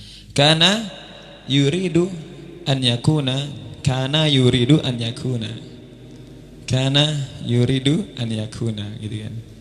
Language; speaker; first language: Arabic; non-native, fluent; Indonesian